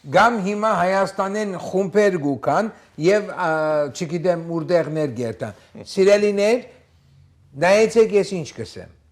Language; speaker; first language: Armenian; early bilingual, heritage; Armenian